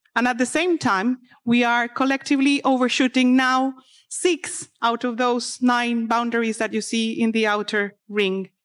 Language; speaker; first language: English; non-native, fluent; Spanish